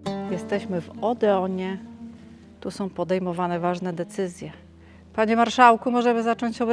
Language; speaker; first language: Polish; native; Polish